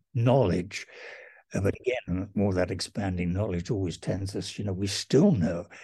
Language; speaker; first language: English; native; English